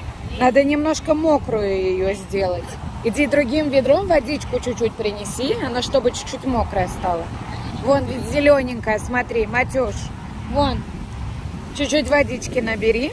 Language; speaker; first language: Russian; native; Russian